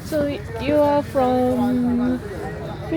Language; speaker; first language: English; non-native, learner; Japanese